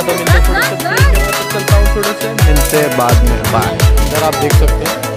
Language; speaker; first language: Hindi; native; Hindi